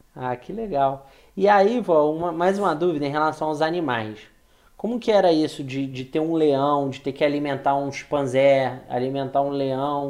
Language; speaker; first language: Portuguese; native; Portuguese